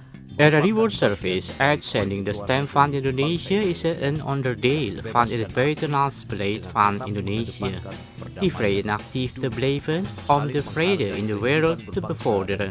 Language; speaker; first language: Dutch; non-native, learner; Indonesian